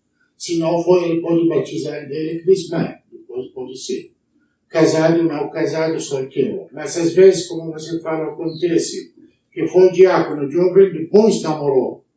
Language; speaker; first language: Portuguese; non-native, learner; Arabic